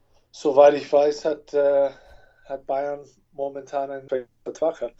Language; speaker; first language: German; non-native, fluent; English